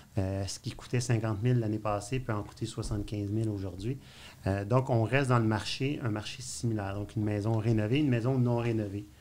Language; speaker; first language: French; native; French